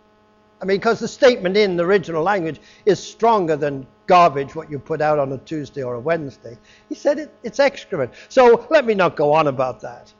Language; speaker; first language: English; native; English